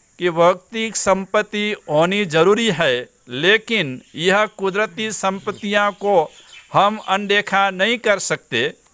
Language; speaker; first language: Hindi; non-native, local second language; Gujarati